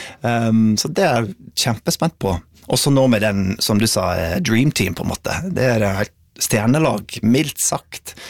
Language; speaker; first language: Norwegian; non-native, fluent; English